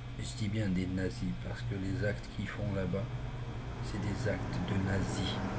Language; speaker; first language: French; non-native, local second language; Arabic